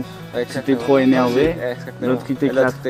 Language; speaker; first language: French; native; French